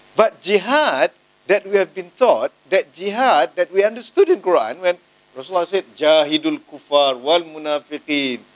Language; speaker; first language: English; non-native, local second language; Malay